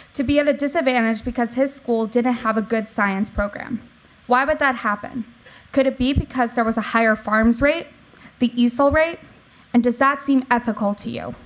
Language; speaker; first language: English; native; English